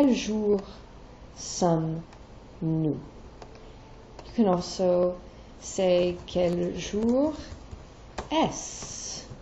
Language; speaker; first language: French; non-native, fluent; English